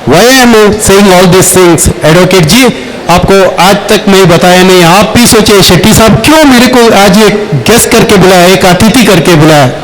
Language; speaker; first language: Hindi; non-native, local second language; Marathi